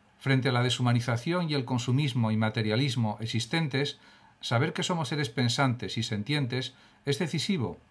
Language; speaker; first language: Spanish; native; Spanish